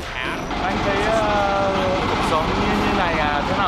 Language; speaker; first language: Vietnamese; non-native, fluent; Korean